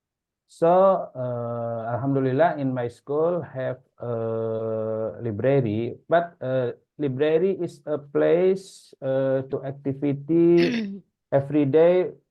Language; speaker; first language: English; non-native, learner; Indonesian